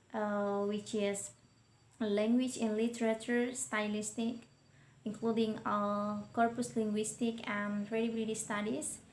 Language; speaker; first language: English; non-native, learner; Indonesian